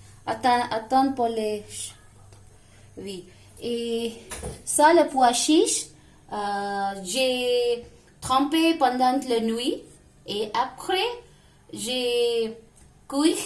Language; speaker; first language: French; non-native, learner; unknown